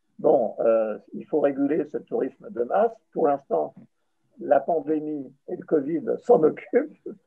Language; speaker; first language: French; native; French